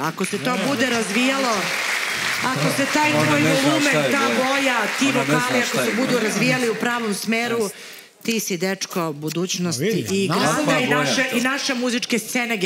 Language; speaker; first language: Serbian; native; Serbian